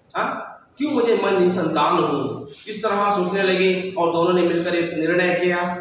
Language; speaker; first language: Hindi; non-native, local second language; Kannada